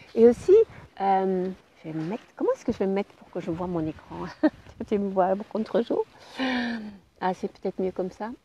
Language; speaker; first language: French; non-native, fluent; German